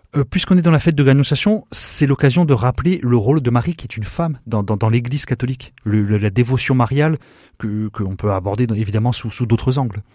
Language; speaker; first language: French; native; French